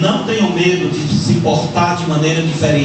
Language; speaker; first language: Portuguese; native; Portuguese